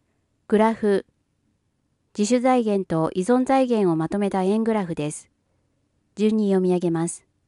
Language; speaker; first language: Japanese; native; Japanese